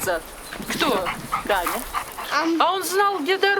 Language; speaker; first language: Russian; native; Russian